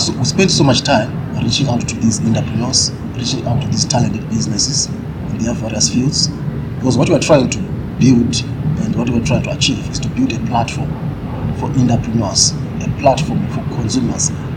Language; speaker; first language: English; non-native, local second language; Shona